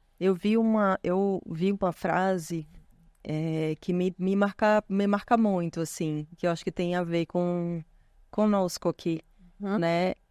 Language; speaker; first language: Portuguese; native; Portuguese